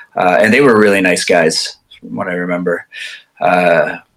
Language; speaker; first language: English; native; English